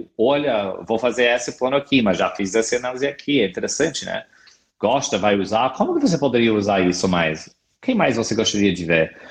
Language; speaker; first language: Portuguese; non-native, fluent; English